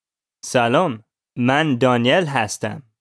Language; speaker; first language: Persian; non-native, learner; English